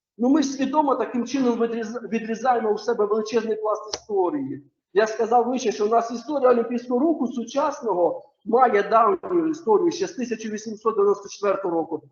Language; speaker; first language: Ukrainian; native; Ukrainian